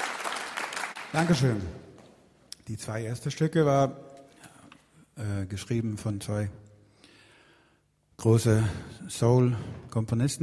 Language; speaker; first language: German; non-native, learner; Swedish